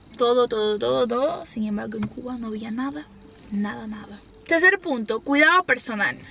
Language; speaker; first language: Spanish; native; Spanish